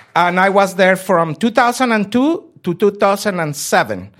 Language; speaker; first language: English; non-native, fluent; Spanish